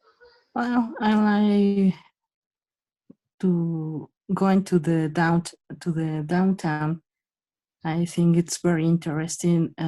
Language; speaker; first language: English; non-native, learner; Spanish